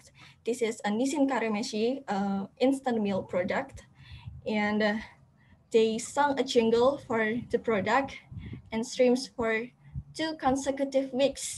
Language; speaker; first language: English; non-native, fluent; Indonesian